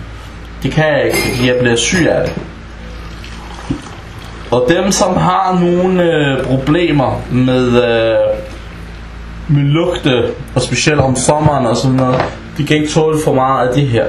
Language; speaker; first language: Danish; non-native, fluent; Arabic